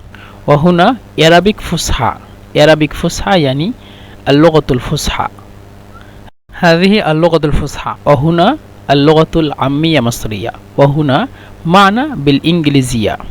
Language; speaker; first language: Arabic; non-native, fluent; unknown